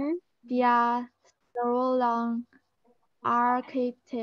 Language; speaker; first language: Indonesian; non-native, learner; Chinese